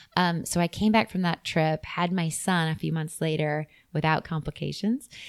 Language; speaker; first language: English; native; English